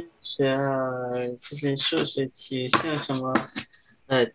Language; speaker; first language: Chinese; early bilingual, heritage; Chinese